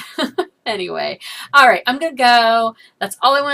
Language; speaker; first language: English; native; English